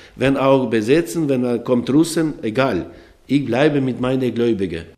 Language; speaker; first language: German; non-native, learner; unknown